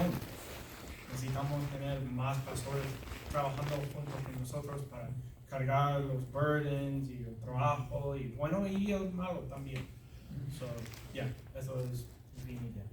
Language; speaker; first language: Spanish; non-native, learner; English